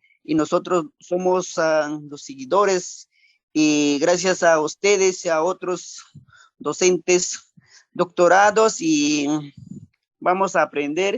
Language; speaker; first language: Spanish; non-native, local second language; Quechua